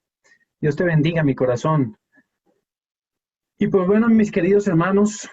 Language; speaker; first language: Spanish; native; Spanish